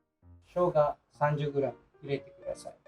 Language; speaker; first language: Japanese; non-native, fluent; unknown